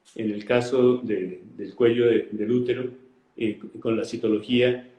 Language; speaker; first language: Spanish; native; Spanish